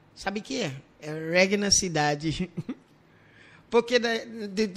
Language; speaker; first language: Portuguese; non-native, learner; English